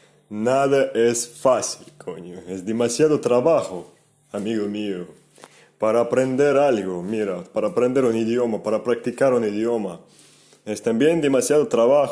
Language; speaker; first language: Spanish; non-native, fluent; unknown